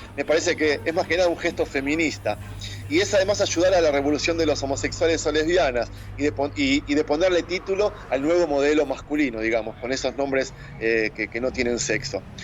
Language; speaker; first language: Spanish; native; Spanish